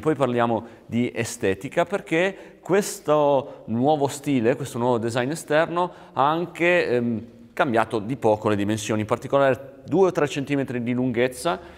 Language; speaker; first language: Italian; native; Italian